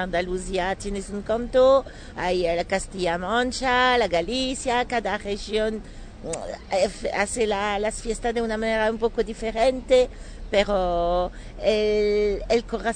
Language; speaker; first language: Spanish; non-native, fluent; French